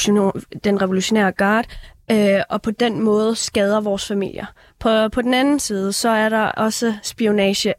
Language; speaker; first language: Danish; early bilingual, other home language; Persian